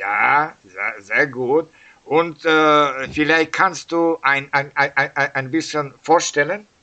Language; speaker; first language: German; non-native, learner; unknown